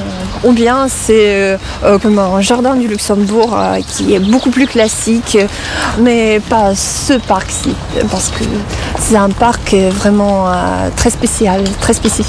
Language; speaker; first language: French; non-native, fluent; Russian